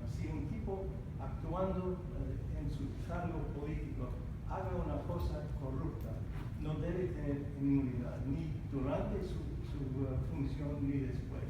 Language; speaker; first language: Spanish; non-native, fluent; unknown